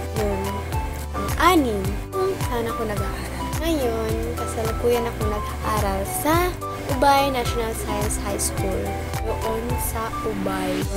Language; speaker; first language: Filipino; non-native, local second language; Cebuano